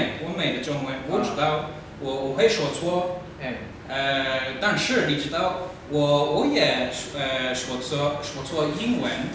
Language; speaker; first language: Chinese; non-native, learner; English